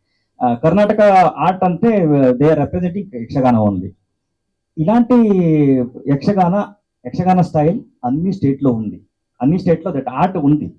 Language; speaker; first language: Telugu; non-native, learner; Kannada